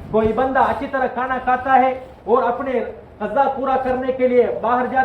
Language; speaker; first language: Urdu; non-native, fluent; Tamil